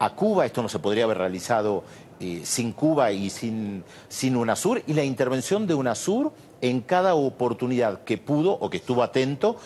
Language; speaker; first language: Spanish; native; Spanish